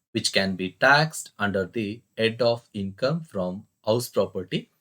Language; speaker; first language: English; non-native, local second language; Kannada